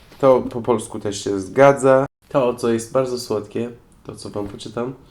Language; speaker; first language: Polish; non-native, fluent; Persian